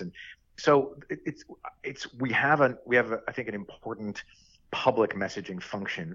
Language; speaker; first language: English; early bilingual, other home language; French